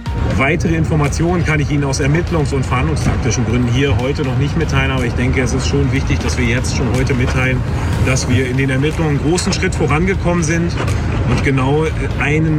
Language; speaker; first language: German; native; German